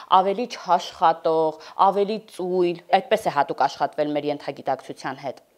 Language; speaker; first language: Armenian; native; Armenian